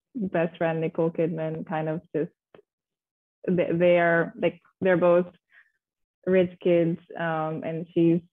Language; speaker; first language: English; non-native, fluent; Indonesian